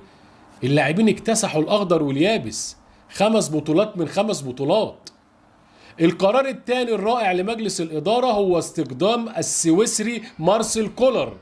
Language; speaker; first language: Arabic; native; Arabic